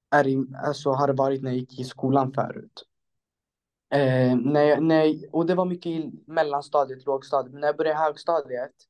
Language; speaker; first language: Swedish; early bilingual, other home language; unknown